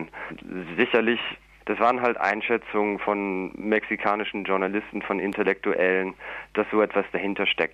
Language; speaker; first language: German; native; German